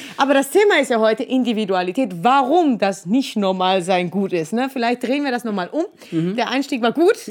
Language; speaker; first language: German; non-native, fluent; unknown